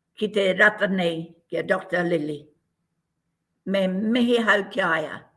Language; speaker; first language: Māori; native; Māori